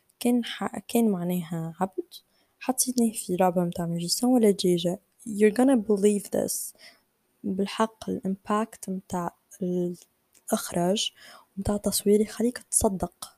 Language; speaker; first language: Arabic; native; Arabic